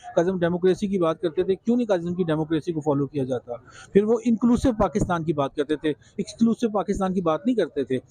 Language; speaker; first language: Urdu; non-native, local second language; Kashmiri